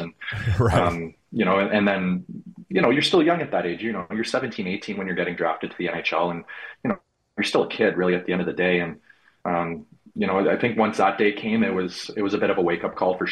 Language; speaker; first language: English; native; English